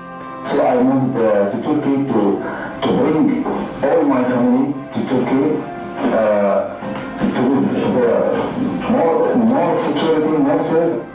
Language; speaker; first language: English; non-native, learner; Arabic